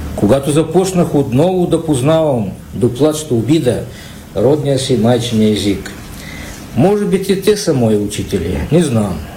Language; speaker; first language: Bulgarian; early bilingual, heritage; Bulgarian